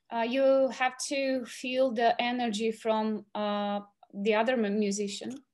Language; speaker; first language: English; non-native, fluent; Romanian